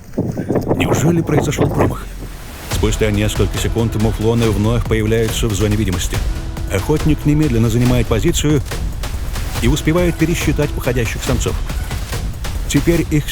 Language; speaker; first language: Russian; native; Russian